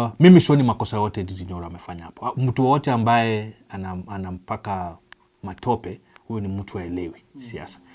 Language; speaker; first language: Swahili; non-native, local second language; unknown